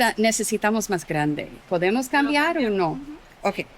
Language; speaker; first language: Spanish; non-native, learner; English